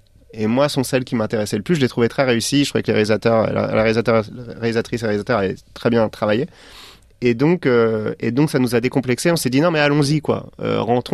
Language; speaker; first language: French; native; French